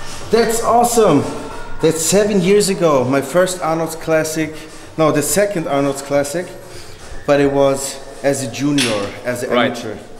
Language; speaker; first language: English; non-native, fluent; German